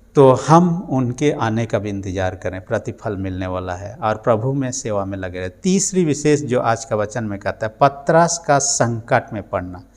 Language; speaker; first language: Hindi; native; Hindi